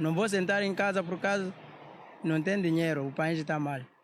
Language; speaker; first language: Portuguese; non-native, local second language; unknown